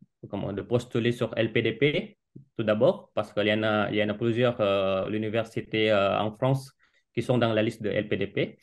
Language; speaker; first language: French; non-native, fluent; Indonesian